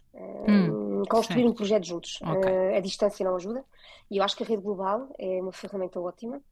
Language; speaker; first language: Portuguese; early bilingual, heritage; French